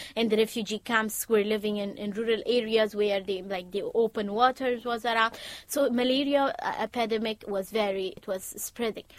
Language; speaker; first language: English; non-native, fluent; Persian